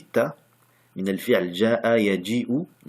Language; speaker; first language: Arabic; non-native, fluent; French